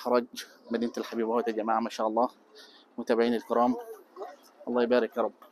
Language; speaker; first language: Arabic; native; Arabic